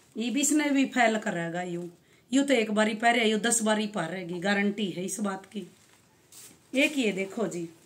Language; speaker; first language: Hindi; native; Hindi